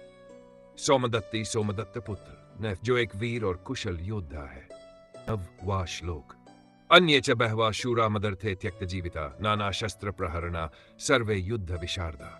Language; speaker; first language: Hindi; native; Hindi